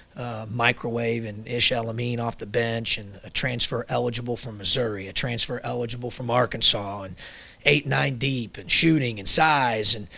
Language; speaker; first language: English; native; English